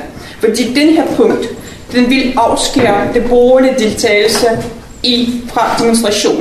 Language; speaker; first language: Danish; non-native, fluent; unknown